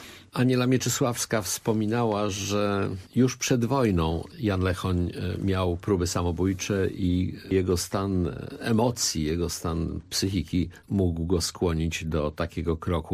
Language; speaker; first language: Polish; native; Polish